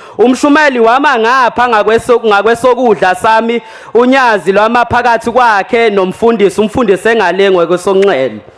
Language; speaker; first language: Zulu; native; Zulu